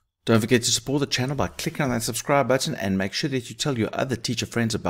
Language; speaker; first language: English; native; English